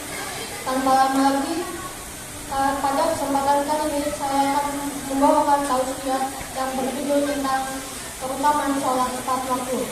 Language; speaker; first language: Indonesian; native; Indonesian